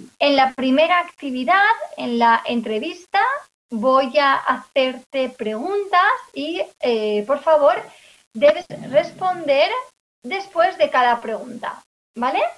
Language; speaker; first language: Spanish; native; Spanish